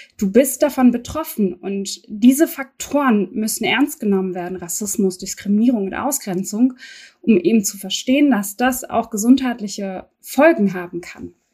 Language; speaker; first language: German; early bilingual, other home language; Turkish